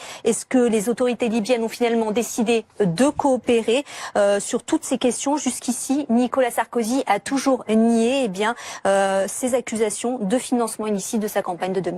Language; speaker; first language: French; native; French